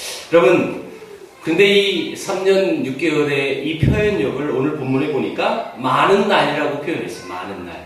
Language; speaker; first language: Korean; native; Korean